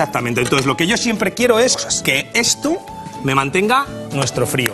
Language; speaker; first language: Spanish; native; Spanish